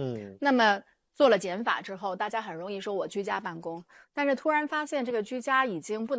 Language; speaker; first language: Chinese; native; Chinese